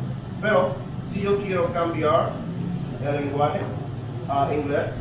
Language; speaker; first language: Spanish; non-native, learner; English